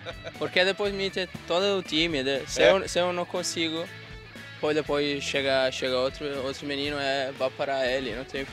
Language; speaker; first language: Portuguese; non-native, learner; Italian